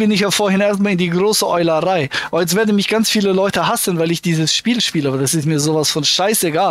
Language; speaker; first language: German; native; German